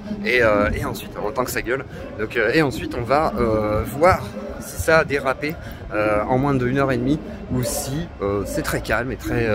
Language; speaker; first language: French; native; French